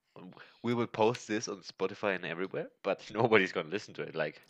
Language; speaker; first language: English; non-native, fluent; German